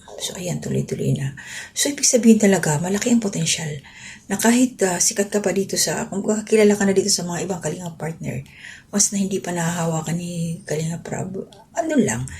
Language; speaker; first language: Filipino; non-native, local second language; Waray